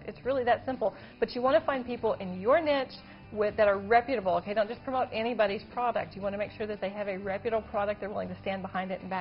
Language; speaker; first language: English; native; English